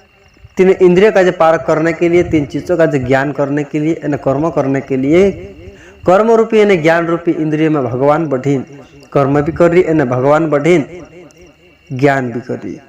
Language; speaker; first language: Hindi; non-native, local second language; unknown